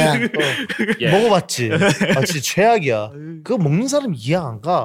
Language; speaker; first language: Korean; early bilingual, heritage; Korean